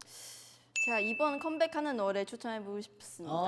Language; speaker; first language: Korean; non-native, fluent; Chinese